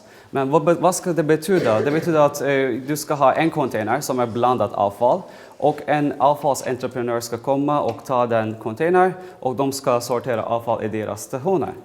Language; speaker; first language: Swedish; non-native, fluent; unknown